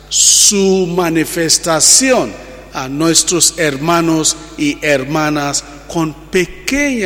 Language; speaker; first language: Spanish; non-native, fluent; Italian